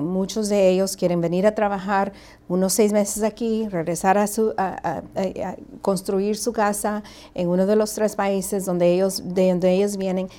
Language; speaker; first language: Spanish; early bilingual, heritage; Spanish